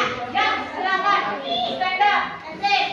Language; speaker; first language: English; non-native, learner; Indonesian